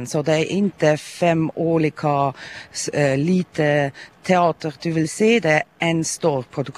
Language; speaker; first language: Swedish; non-native, learner; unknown